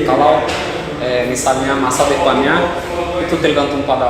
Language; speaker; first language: Indonesian; non-native, fluent; Portuguese